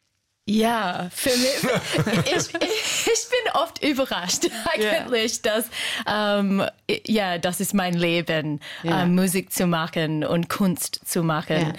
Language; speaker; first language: German; non-native, fluent; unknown